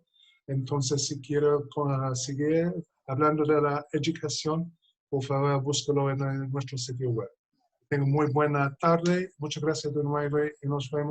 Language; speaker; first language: Spanish; non-native, fluent; English